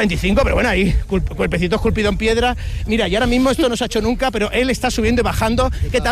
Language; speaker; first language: Spanish; native; Spanish